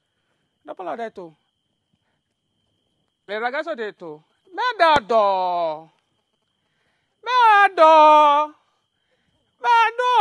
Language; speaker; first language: Italian; non-native, learner; Yoruba